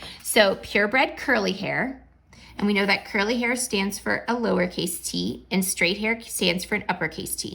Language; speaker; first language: English; native; English